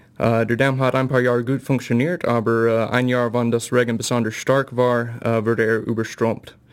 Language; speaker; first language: German; non-native, fluent; English